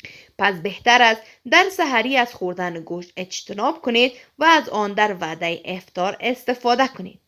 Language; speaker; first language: Persian; native; Persian